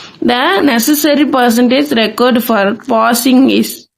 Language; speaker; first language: English; non-native, local second language; Tamil